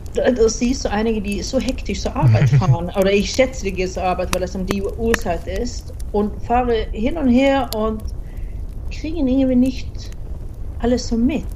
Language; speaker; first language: German; non-native, fluent; Norwegian